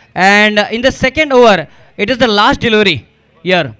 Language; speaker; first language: English; non-native, local second language; Hindi